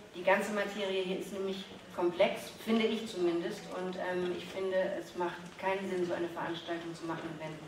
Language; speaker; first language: German; native; German